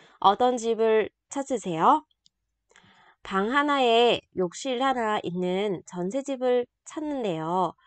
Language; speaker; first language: Korean; non-native, fluent; Vietnamese